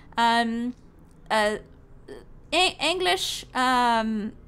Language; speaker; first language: German; non-native, learner; English